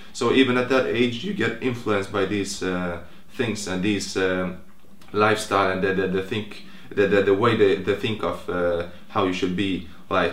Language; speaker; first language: English; non-native, fluent; Croatian